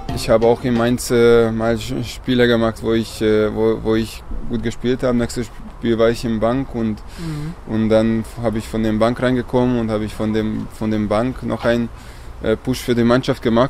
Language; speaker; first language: German; non-native, learner; Hungarian